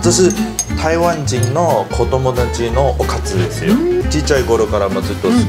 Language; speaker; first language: Japanese; non-native, learner; Chinese